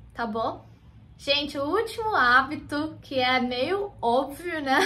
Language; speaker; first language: Portuguese; non-native, fluent; English